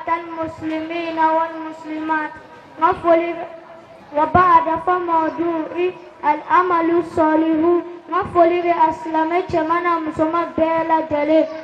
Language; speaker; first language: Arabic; non-native, learner; Bambara